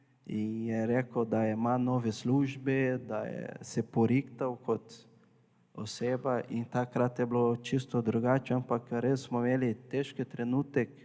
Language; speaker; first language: Slovenian; non-native, fluent; Portuguese